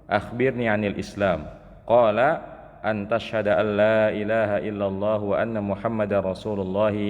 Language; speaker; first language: Arabic; non-native, fluent; Indonesian